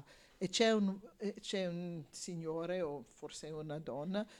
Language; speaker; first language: Italian; non-native, learner; English